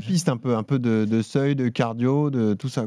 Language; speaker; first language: French; native; French